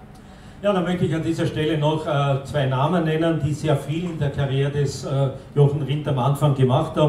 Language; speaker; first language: German; native; German